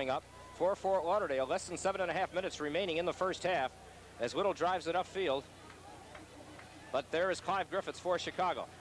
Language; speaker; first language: English; native; English